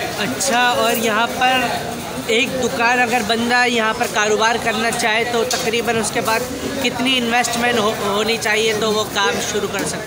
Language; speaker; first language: Hindi; native; Hindi